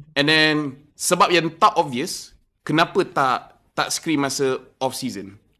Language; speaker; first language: Malay; non-native, local second language; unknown